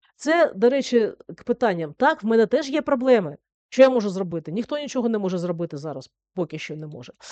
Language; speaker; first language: Ukrainian; native; Ukrainian